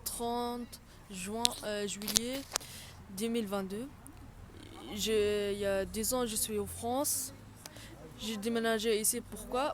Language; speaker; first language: French; non-native, local second language; Arabic